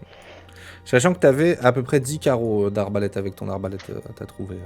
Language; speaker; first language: French; native; French